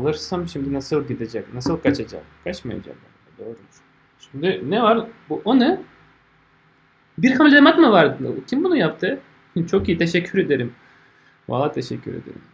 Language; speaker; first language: Turkish; non-native, fluent; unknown